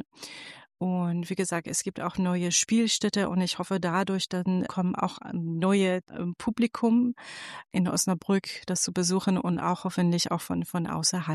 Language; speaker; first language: German; non-native, fluent; Persian